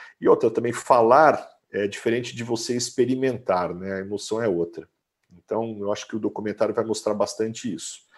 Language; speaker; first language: Portuguese; native; Portuguese